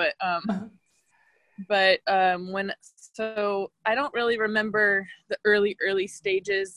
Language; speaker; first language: English; native; English